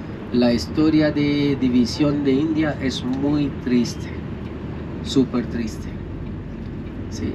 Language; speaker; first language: Spanish; non-native, fluent; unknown